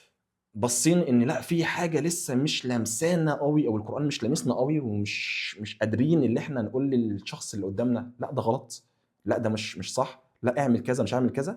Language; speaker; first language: Arabic; native; Arabic